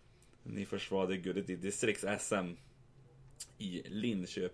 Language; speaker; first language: Swedish; native; Swedish